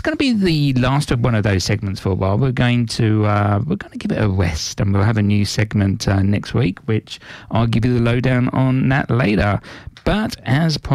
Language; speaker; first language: English; native; English